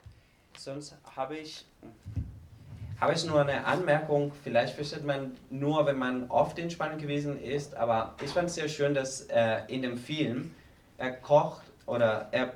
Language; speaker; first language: German; non-native, fluent; Spanish